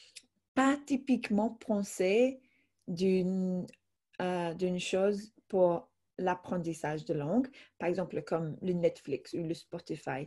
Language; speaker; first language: French; non-native, fluent; English